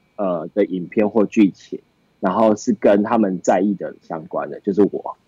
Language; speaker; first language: Chinese; native; Chinese